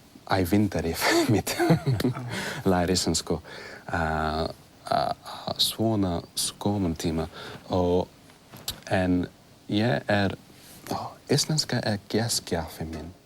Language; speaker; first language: Icelandic; non-native, learner; English